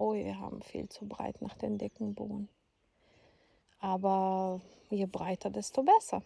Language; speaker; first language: German; non-native, fluent; Ukrainian